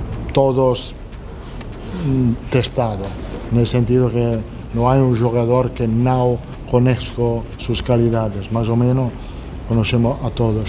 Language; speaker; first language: Portuguese; non-native, learner; Italian